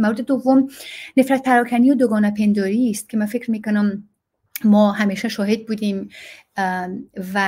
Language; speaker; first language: Persian; native; Persian